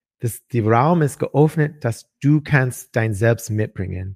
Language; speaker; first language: German; non-native, learner; English